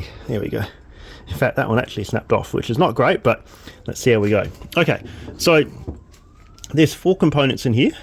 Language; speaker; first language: English; native; English